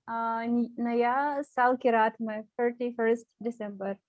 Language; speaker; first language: Hindi; non-native, learner; Russian